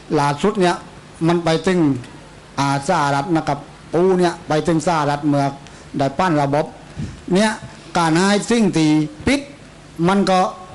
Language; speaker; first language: Thai; native; Thai